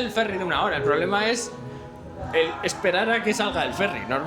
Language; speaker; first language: Spanish; native; Spanish